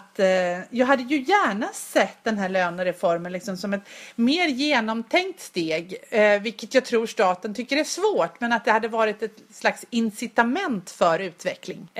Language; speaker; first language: Swedish; native; Swedish